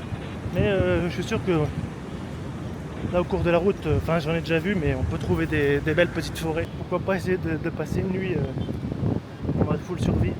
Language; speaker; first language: French; native; French